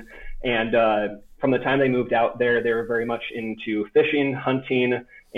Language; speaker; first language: English; native; English